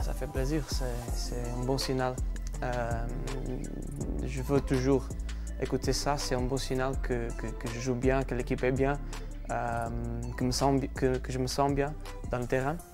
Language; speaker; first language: French; non-native, learner; Portuguese